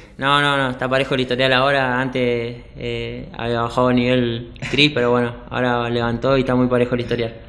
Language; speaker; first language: Spanish; native; Spanish